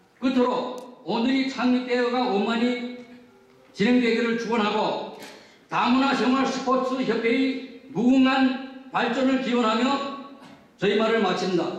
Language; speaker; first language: Korean; native; Korean